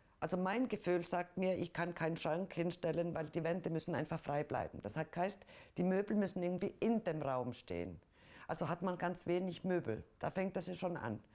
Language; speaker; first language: German; non-native, fluent; Icelandic